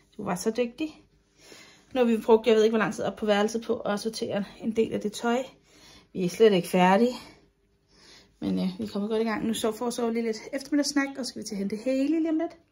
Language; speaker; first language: Danish; native; Danish